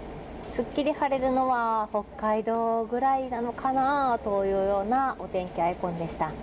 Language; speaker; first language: Japanese; native; Japanese